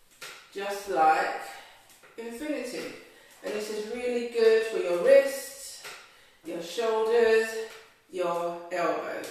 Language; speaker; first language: English; native; English